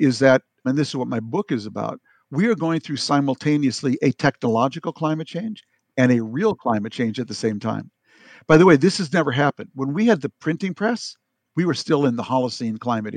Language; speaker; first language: English; native; English